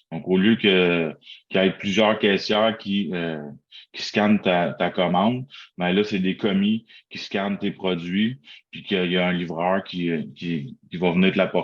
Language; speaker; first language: French; native; French